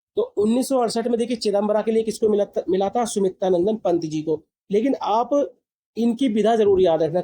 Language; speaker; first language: Hindi; native; Hindi